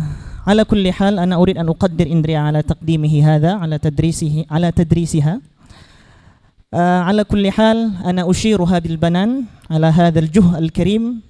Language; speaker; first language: Arabic; non-native, fluent; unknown